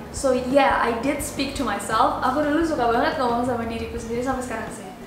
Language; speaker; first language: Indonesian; native; Indonesian